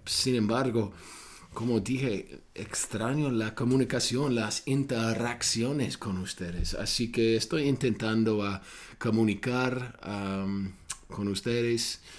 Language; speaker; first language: Spanish; non-native, fluent; English